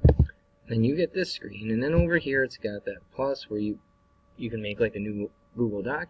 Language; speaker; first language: English; native; English